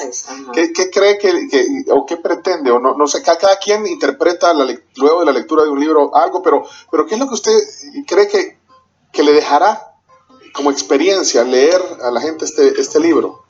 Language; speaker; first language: Spanish; native; Spanish